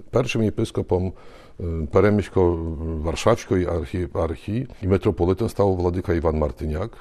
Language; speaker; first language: Ukrainian; early bilingual, heritage; Ukrainian